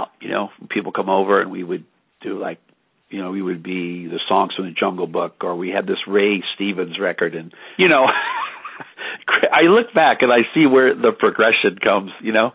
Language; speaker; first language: English; native; English